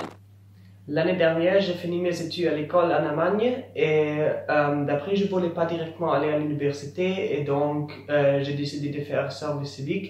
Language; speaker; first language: French; non-native, learner; German